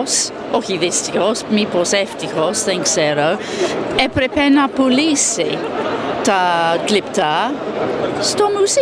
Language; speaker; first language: Greek; non-native, fluent; English